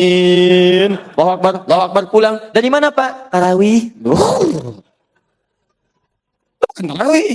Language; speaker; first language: Indonesian; native; Indonesian